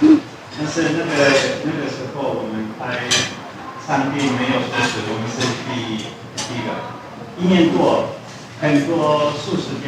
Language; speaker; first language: Chinese; non-native, learner; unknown